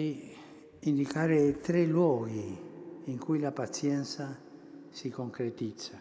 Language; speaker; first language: Italian; early bilingual, heritage; Spanish